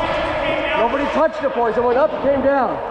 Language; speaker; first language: English; native; English